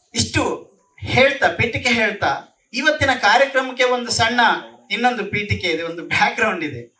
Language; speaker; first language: Kannada; native; Kannada